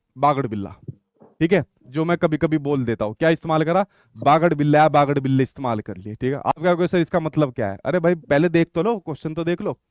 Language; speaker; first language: Hindi; native; Hindi